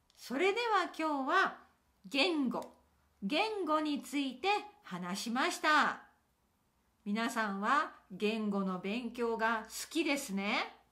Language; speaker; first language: Japanese; native; Japanese